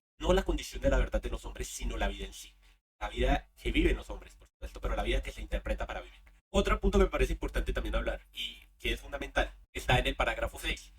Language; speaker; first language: Spanish; native; Spanish